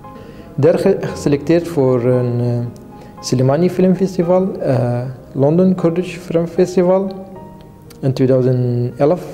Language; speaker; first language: Dutch; non-native, learner; Kurdish